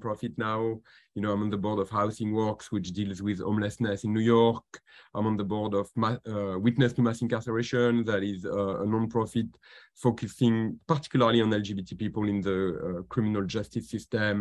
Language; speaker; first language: English; non-native, fluent; French